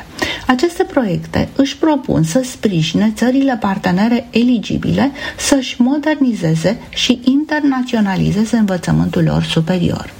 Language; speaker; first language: Romanian; native; Romanian